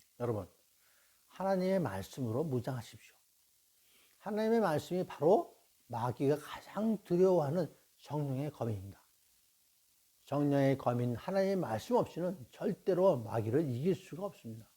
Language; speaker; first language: Korean; native; Korean